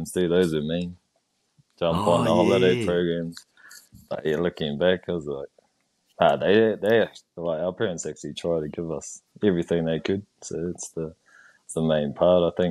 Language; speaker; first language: English; native; English